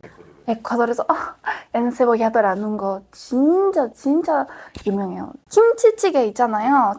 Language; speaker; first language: Korean; non-native, fluent; Spanish